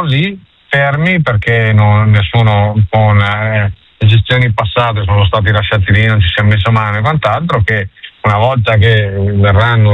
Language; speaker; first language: Italian; native; Italian